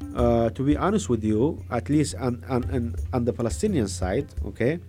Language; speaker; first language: English; non-native, fluent; Arabic